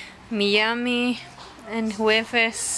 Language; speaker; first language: Spanish; non-native, learner; English